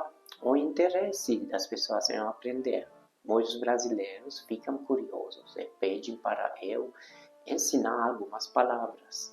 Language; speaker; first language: Portuguese; non-native, fluent; Hungarian